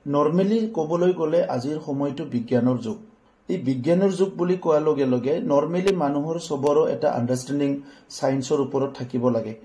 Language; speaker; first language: Assamese; non-native, local second language; Bodo